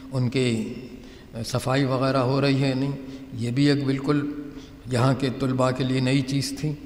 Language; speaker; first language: Urdu; native; Urdu